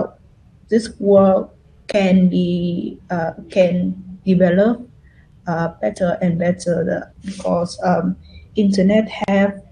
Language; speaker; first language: English; non-native, learner; Vietnamese